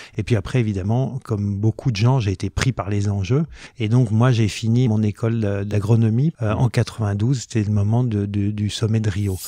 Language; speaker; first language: French; native; French